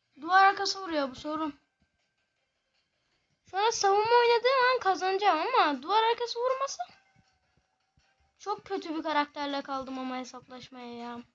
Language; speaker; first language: Turkish; native; Turkish